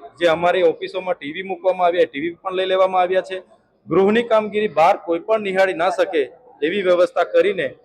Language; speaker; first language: Gujarati; non-native, local second language; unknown